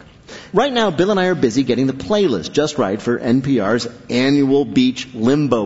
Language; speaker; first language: English; native; English